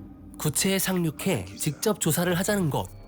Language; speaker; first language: Korean; native; Korean